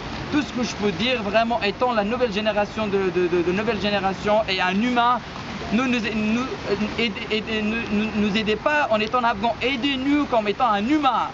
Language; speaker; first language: French; non-native, fluent; Persian